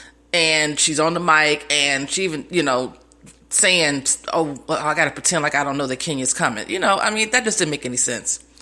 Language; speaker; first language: English; native; English